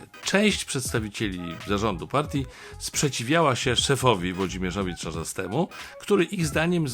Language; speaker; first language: Polish; native; Polish